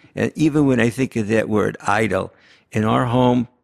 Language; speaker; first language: English; early bilingual, other home language; Yiddish